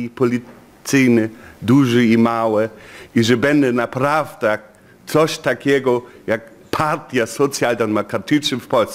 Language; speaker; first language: Polish; non-native, fluent; German